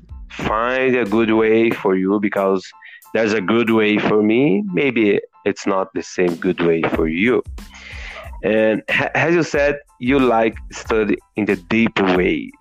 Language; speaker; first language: English; non-native, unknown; Portuguese